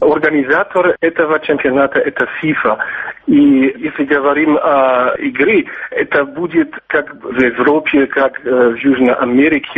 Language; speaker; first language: Russian; non-native, learner; German